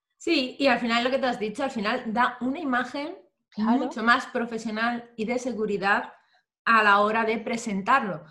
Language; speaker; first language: Spanish; native; Spanish